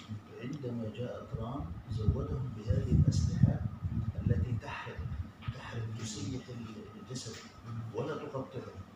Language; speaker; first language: Arabic; native; Arabic